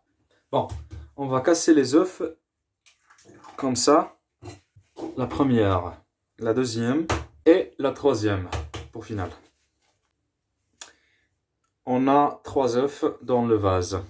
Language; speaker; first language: French; non-native, learner; Arabic